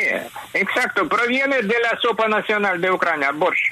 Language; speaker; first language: Spanish; non-native, fluent; Ukrainian